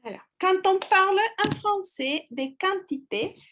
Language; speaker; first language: French; non-native, fluent; Spanish